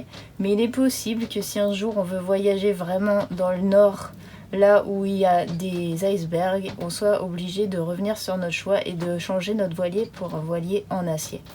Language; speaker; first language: French; native; French